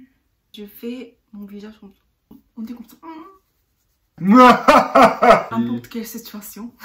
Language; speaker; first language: French; non-native, learner; Korean